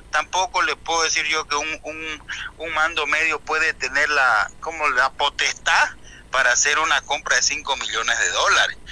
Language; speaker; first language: Spanish; native; Spanish